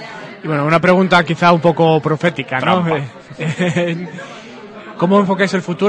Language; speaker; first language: Spanish; native; Spanish